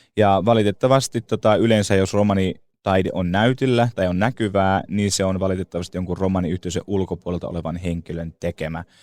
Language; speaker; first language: Finnish; native; Finnish